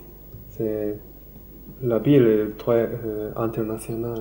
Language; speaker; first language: French; non-native, learner; Japanese